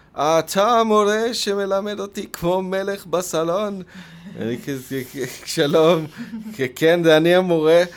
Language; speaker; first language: Hebrew; native; Hebrew